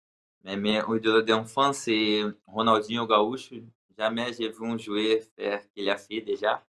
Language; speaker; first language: French; non-native, learner; Portuguese